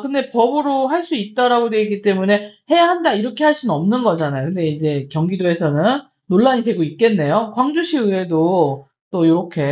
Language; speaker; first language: Korean; native; Korean